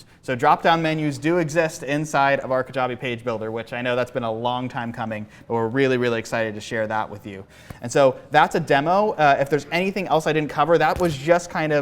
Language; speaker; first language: English; native; English